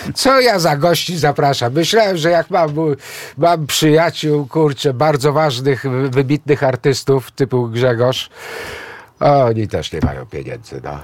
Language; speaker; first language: Polish; early bilingual, other home language; Greek